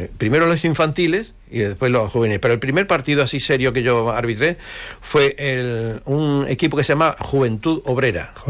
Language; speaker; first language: Spanish; native; Spanish